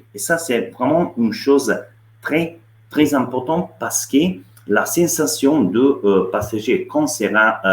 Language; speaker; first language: French; non-native, fluent; Italian